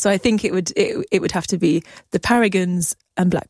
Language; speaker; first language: English; native; English